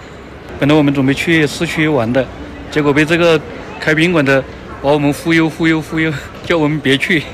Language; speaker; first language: Chinese; native; Chinese